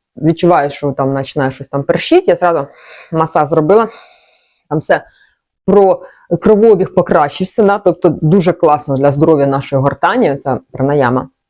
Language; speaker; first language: Ukrainian; non-native, local second language; Russian